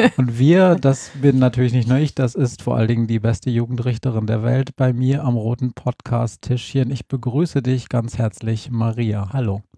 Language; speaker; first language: German; native; German